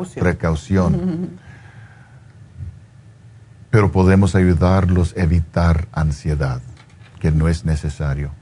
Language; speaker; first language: Spanish; early bilingual, heritage; Spanish